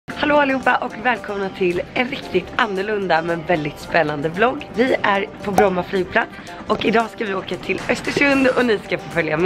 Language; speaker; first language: Swedish; native; Swedish